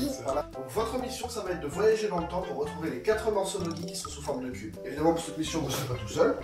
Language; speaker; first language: French; native; French